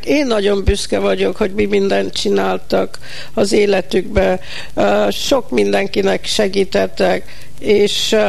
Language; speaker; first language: Hungarian; early bilingual, heritage; Hungarian